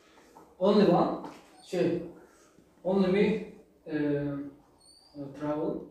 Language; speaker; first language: English; non-native, learner; Turkish